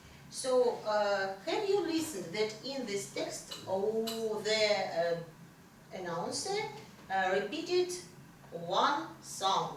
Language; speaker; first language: English; non-native, fluent; Russian